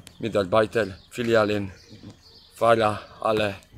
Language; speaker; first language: German; non-native, learner; Polish